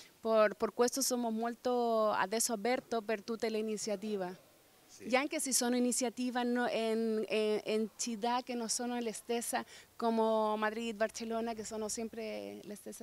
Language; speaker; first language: Italian; non-native, fluent; Spanish